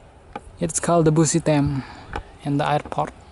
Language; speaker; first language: English; non-native, learner; Indonesian